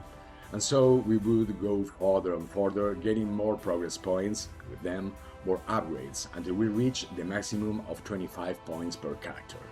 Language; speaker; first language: English; non-native, fluent; Spanish